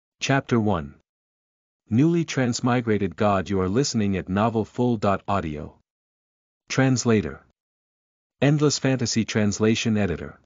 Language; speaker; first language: English; native; English